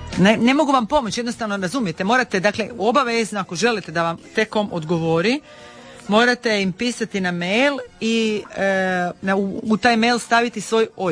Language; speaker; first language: Serbian; native; Serbian